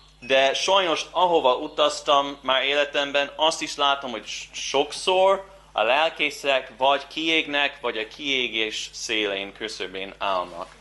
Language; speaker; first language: Hungarian; non-native, fluent; English